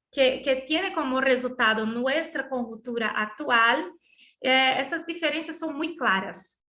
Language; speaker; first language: Spanish; non-native, learner; Portuguese